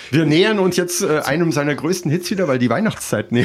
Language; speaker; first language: German; native; German